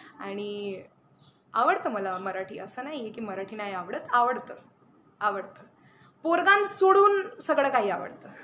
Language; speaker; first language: Marathi; non-native, local second language; Bangla